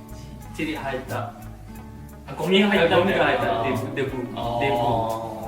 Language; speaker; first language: Japanese; native; Japanese